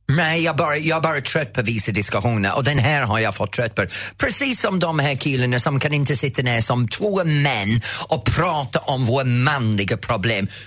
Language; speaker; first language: Swedish; non-native, fluent; English